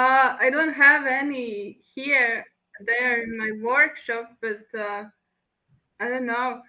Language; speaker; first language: English; non-native, fluent; Latvian